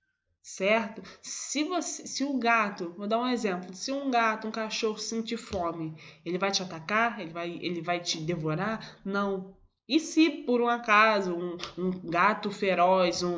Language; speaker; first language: Portuguese; native; Portuguese